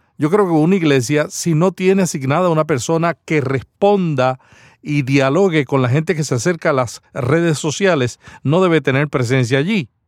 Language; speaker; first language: Spanish; native; Spanish